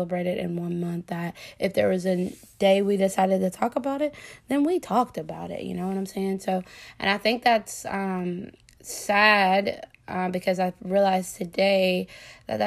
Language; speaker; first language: English; native; English